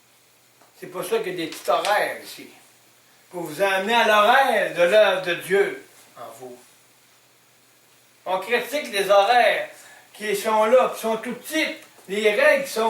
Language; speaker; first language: French; native; French